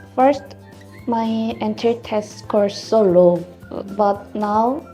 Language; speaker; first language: English; non-native, learner; Korean